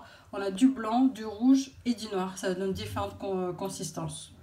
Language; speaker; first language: French; native; French